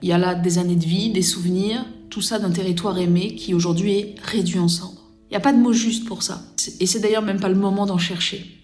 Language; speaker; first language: French; native; French